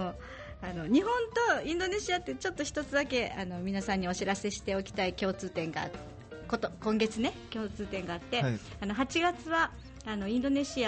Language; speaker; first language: Japanese; native; Japanese